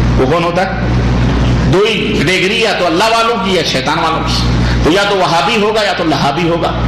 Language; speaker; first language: Urdu; native; Urdu